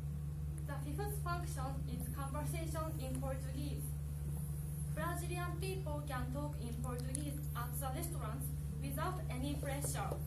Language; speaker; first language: English; non-native, learner; Japanese